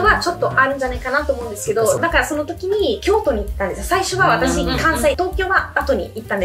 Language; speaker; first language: Japanese; non-native, fluent; Italian